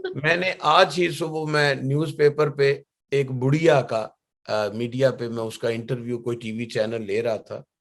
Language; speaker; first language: Urdu; native; Urdu